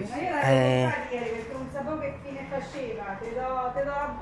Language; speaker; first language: Italian; native; Italian